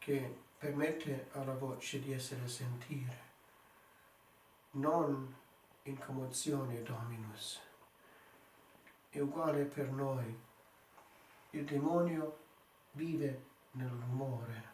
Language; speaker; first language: Italian; non-native, fluent; English